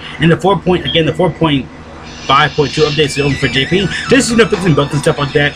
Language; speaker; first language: English; native; English